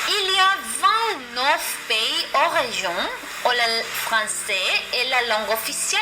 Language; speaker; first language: French; non-native, learner; Spanish